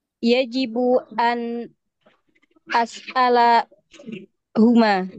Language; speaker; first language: Arabic; non-native, learner; Indonesian